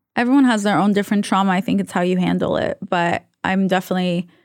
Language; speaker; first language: English; non-native, fluent; Hebrew